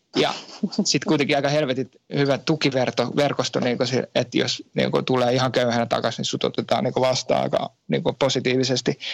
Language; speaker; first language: Finnish; native; Finnish